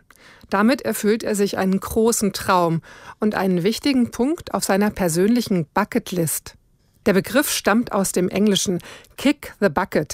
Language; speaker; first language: German; native; German